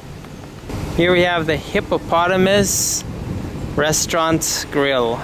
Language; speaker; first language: English; native; English